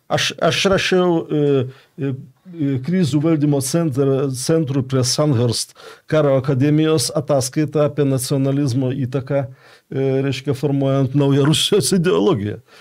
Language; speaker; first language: Lithuanian; native; Lithuanian